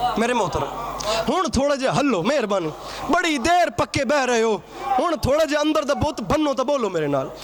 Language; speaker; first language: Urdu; non-native, local second language; Punjabi